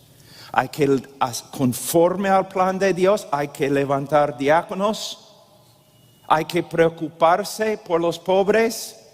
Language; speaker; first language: Spanish; non-native, fluent; English